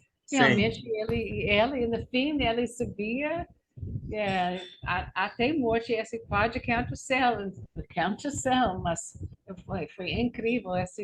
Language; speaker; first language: Portuguese; non-native, learner; English